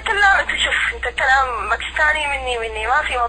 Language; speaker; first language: Arabic; native; Arabic